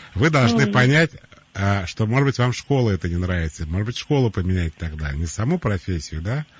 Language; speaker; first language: Russian; native; Russian